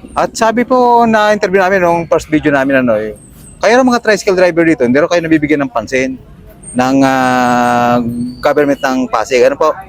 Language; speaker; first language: Filipino; native; Filipino